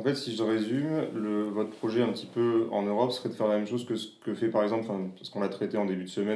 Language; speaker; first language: French; native; French